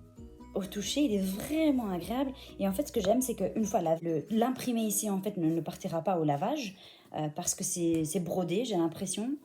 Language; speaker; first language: French; native; French